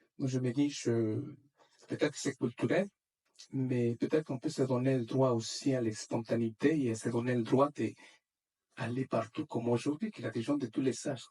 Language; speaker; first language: French; non-native, fluent; Spanish